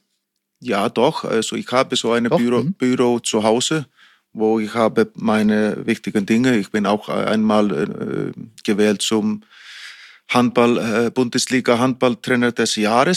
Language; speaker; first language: German; non-native, fluent; Icelandic